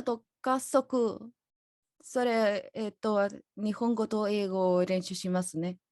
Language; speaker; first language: Japanese; non-native, learner; Spanish